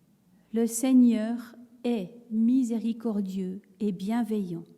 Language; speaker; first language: French; native; French